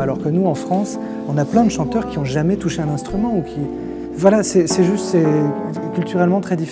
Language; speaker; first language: French; native; French